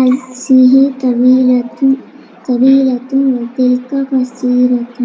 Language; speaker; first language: Arabic; non-native, learner; Malayalam